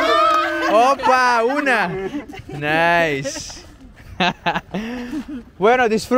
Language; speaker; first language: Spanish; non-native, learner; Portuguese